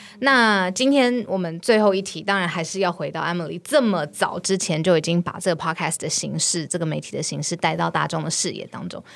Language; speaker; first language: Chinese; native; Chinese